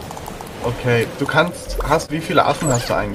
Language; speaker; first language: German; native; German